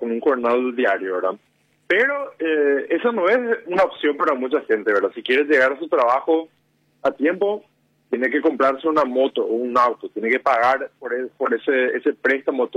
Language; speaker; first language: Spanish; native; Spanish